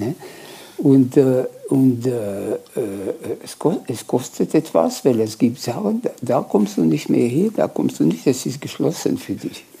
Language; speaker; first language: German; non-native, local second language; French